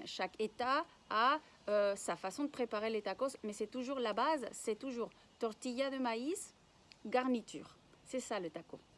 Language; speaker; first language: French; non-native, fluent; Spanish